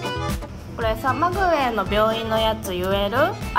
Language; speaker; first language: Japanese; native; Japanese